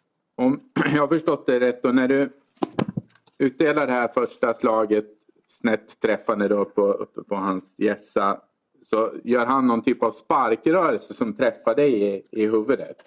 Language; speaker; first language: Swedish; native; Swedish